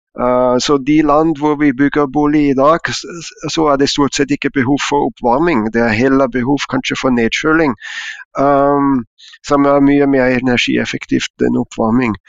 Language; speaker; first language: Norwegian; non-native, fluent; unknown